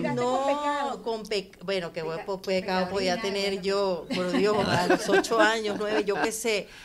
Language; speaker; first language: Spanish; native; Spanish